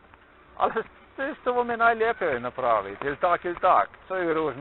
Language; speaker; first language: Polish; non-native, learner; Slovenian